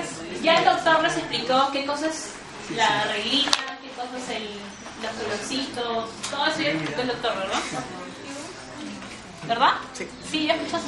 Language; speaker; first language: Spanish; native; Spanish